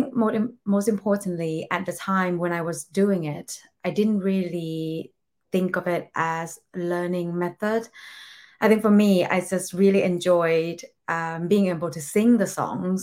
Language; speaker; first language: English; non-native, fluent; Thai